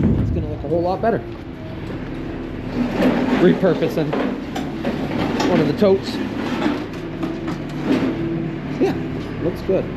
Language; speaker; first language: English; native; English